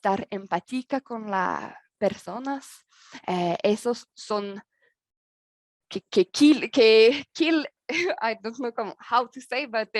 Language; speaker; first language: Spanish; non-native, learner; French